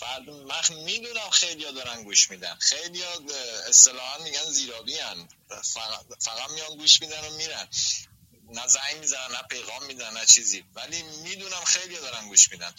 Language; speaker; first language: Persian; native; Persian